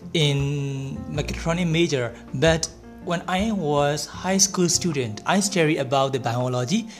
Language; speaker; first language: English; non-native, learner; Burmese